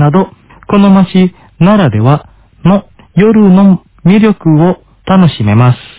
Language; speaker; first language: Japanese; non-native, fluent; Indonesian